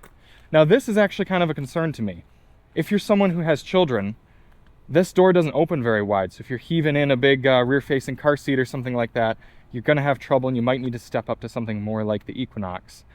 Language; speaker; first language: English; native; English